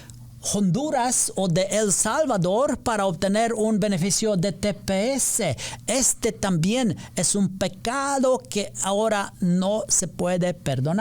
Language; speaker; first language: Spanish; non-native, learner; English